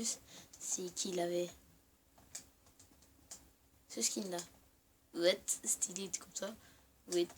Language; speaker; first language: French; native; French